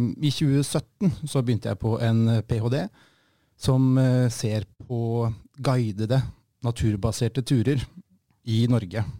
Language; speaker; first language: Norwegian; native; Norwegian